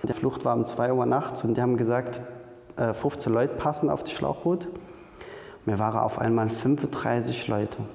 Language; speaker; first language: German; non-native, fluent; Arabic